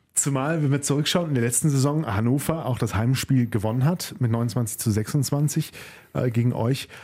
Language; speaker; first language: German; native; German